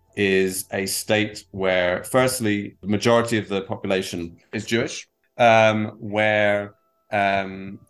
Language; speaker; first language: English; native; English